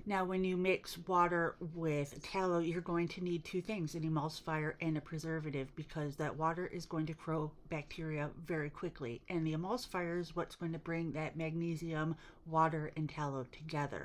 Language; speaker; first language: English; native; English